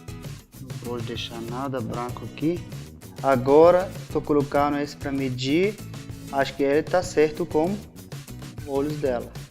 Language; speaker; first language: Portuguese; non-native, learner; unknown